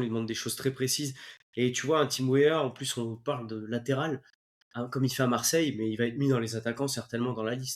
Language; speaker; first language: French; native; French